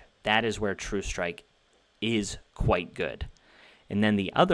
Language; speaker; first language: English; native; English